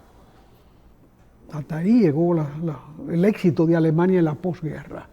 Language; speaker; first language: Spanish; native; Spanish